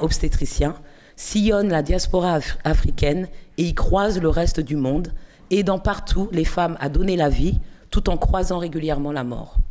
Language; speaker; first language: French; native; French